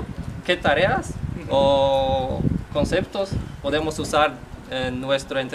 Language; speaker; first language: Spanish; non-native, learner; Polish